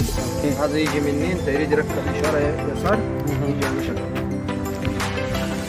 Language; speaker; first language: Arabic; non-native, learner; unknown